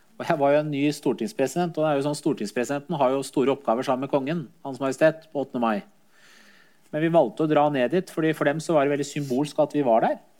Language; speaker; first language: Norwegian; early bilingual, other home language; Persian